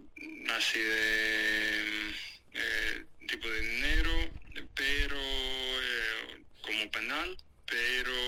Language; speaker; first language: Spanish; non-native, fluent; Greek